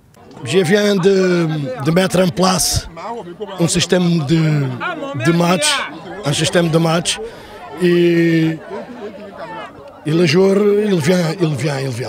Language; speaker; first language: French; non-native, learner; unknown